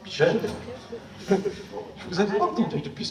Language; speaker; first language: French; native; French